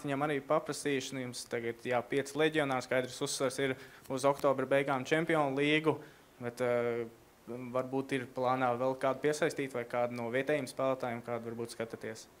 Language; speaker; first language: Latvian; native; Latvian